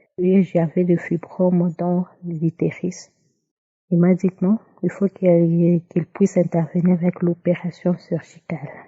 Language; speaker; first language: French; non-native, local second language; Lingala